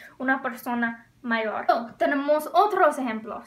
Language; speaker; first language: Spanish; non-native, fluent; English